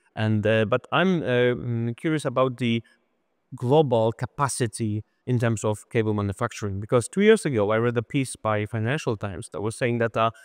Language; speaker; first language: English; non-native, fluent; Polish